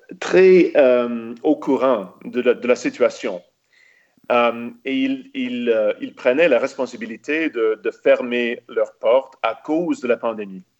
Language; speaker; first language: French; non-native, local second language; English